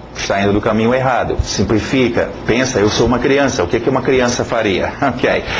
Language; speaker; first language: Portuguese; non-native, fluent; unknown